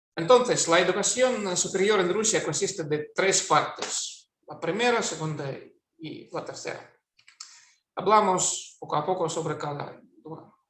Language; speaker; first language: Spanish; non-native, fluent; Russian